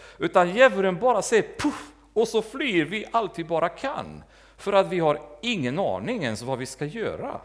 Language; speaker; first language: Swedish; native; Swedish